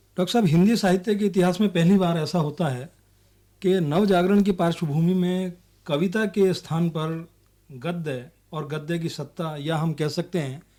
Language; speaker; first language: Hindi; native; Hindi